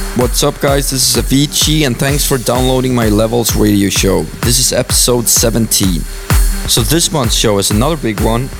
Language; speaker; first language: English; non-native, fluent; Swedish